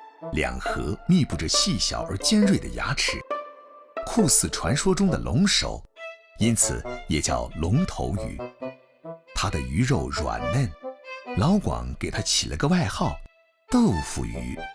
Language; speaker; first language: Chinese; native; Chinese